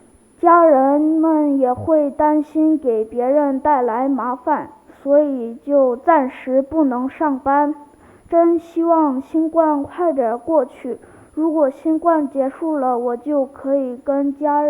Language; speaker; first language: Chinese; early bilingual, heritage; Chinese